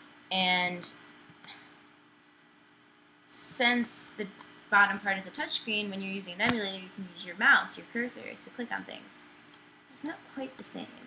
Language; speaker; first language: English; native; English